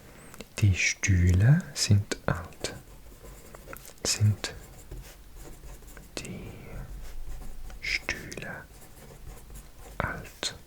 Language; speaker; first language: German; non-native, learner; English